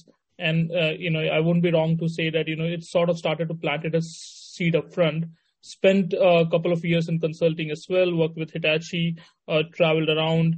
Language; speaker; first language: English; non-native, local second language; Hindi